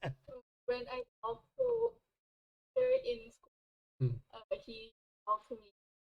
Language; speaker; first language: English; non-native, learner; Thai